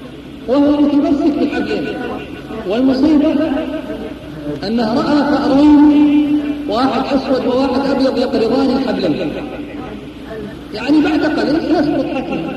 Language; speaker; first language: Arabic; native; Arabic